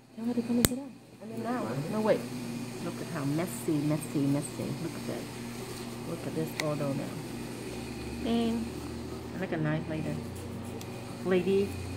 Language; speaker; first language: English; non-native, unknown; Vietnamese